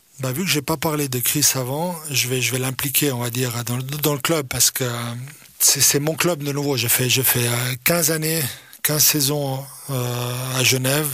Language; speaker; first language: French; early bilingual, other home language; Croatian